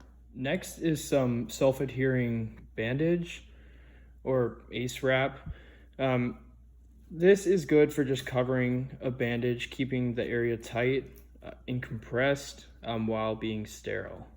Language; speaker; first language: English; native; English